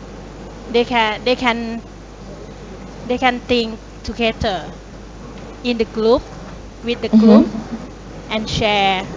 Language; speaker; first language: English; non-native, learner; Thai